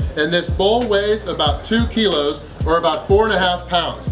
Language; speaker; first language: English; native; English